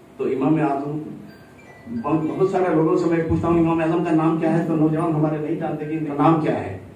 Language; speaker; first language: Urdu; native; Urdu